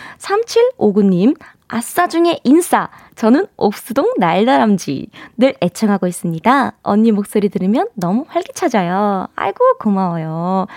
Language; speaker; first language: Korean; native; Korean